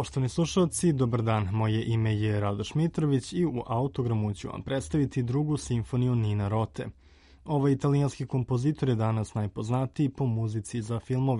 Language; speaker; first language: Croatian; native; Croatian